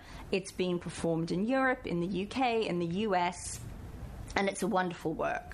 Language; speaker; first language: English; native; English